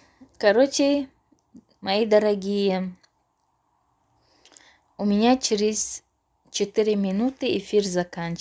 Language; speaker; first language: Russian; non-native, local second language; Tajik